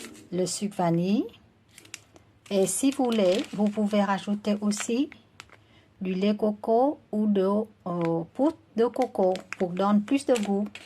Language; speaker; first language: French; non-native, learner; Vietnamese